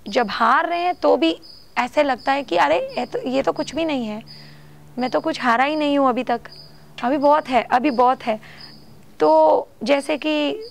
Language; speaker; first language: Hindi; non-native, local second language; Marathi